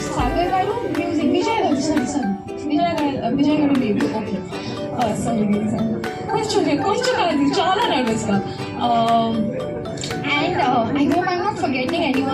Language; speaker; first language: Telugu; non-native, learner; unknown